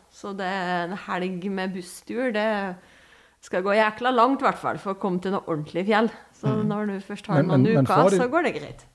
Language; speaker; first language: Norwegian; early bilingual, other home language; Dutch